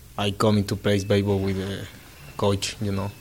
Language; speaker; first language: English; non-native, learner; Spanish